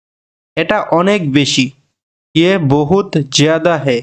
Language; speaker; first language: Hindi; non-native, learner; Bangla